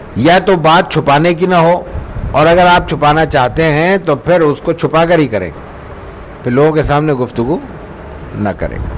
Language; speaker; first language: Urdu; native; Urdu